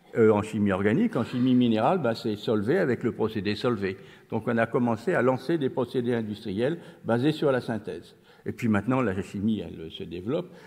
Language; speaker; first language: French; native; French